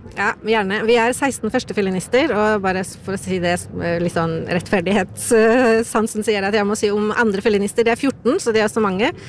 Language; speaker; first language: Norwegian; non-native, fluent; Polish